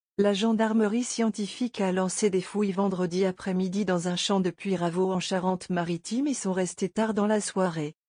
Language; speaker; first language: French; native; French